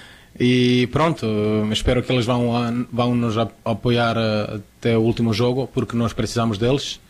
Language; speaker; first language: Portuguese; non-native, fluent; Croatian